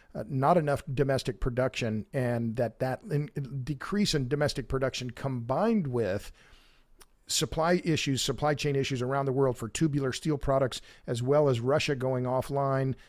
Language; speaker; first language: English; native; English